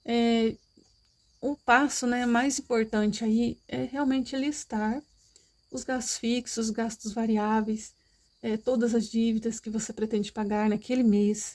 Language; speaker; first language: Portuguese; native; Portuguese